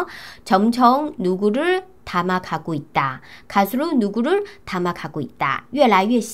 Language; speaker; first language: Korean; non-native, fluent; Chinese